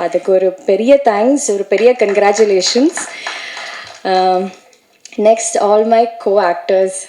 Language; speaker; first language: Tamil; non-native, learner; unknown